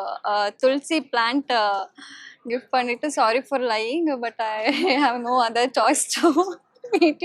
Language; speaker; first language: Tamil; non-native, learner; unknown